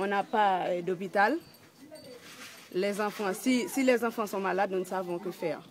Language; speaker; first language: French; non-native, local second language; Haitian Creole